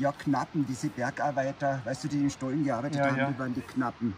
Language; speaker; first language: German; native; German